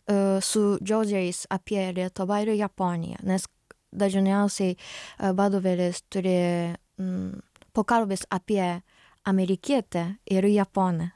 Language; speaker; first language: Lithuanian; non-native, learner; Japanese